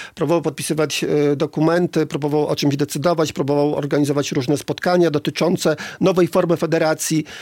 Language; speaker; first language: Polish; native; Polish